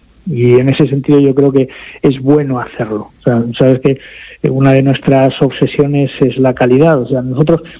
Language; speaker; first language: Spanish; native; Spanish